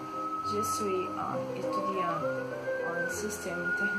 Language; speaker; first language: French; non-native, learner; Portuguese